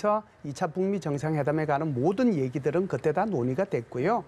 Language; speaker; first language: Korean; native; Korean